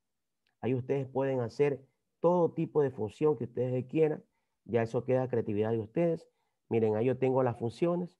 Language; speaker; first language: Spanish; native; Spanish